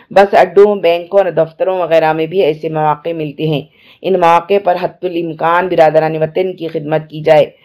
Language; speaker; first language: Urdu; native; Urdu